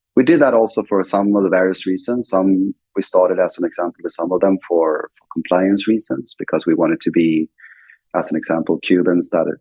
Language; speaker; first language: English; non-native, fluent; Swedish